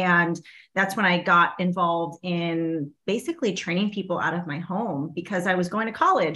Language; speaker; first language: English; native; English